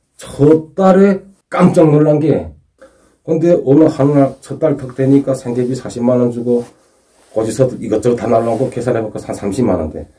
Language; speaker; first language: Korean; native; Korean